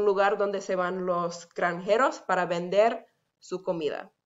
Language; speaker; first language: Spanish; non-native, fluent; English